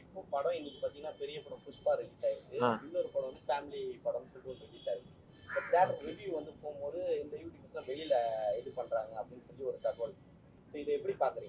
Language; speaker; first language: Tamil; native; Tamil